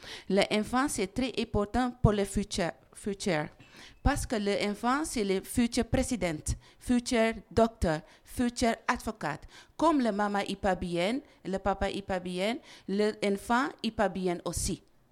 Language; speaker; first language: French; non-native, learner; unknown